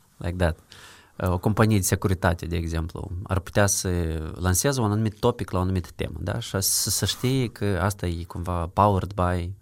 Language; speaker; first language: Romanian; native; Romanian